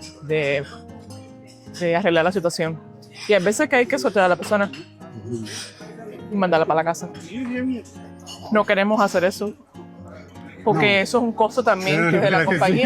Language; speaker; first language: Spanish; early bilingual, heritage; Spanish